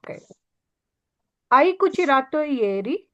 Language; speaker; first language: Italian; non-native, learner; Urdu